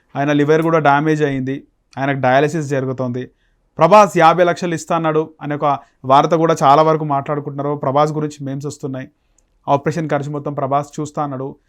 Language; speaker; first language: Telugu; native; Telugu